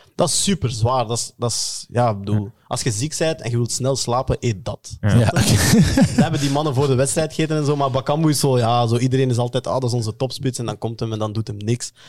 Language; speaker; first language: Dutch; early bilingual, other home language; Lingala